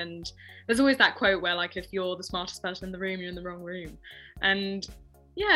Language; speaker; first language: English; native; English